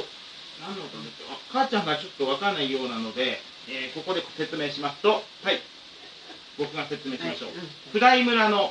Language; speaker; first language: Japanese; native; Japanese